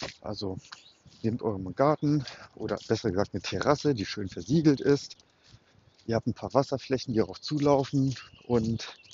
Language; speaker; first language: German; native; German